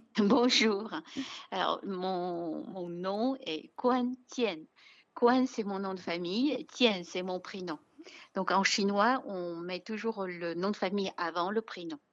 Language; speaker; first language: French; non-native, fluent; Chinese